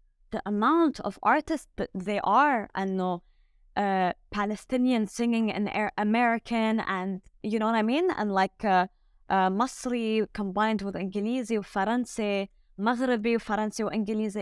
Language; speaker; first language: English; early bilingual, other home language; French